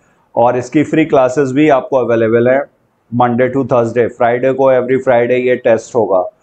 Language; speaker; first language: Hindi; native; Hindi